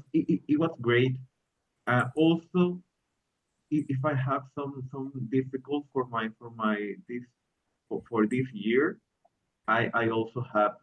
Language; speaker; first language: English; non-native, learner; Spanish